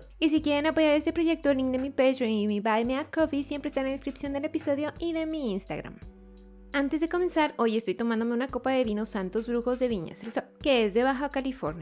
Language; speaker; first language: Spanish; native; Spanish